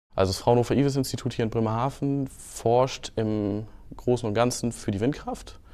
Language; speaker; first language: German; native; German